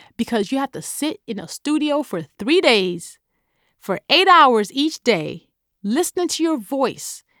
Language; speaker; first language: English; non-native, local second language; Yoruba